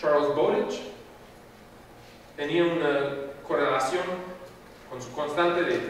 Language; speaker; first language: Spanish; non-native, fluent; English